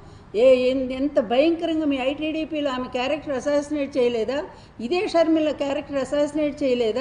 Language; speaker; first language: Telugu; native; Telugu